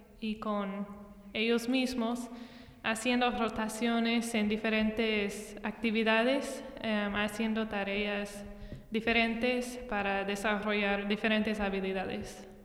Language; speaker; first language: Spanish; non-native, fluent; English